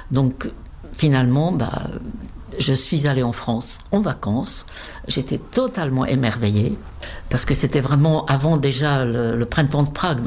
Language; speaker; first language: French; non-native, fluent; Czech